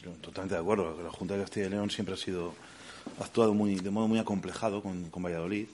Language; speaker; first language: Spanish; native; Spanish